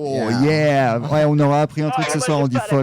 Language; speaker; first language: French; native; French